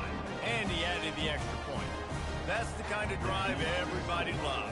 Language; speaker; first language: English; native; English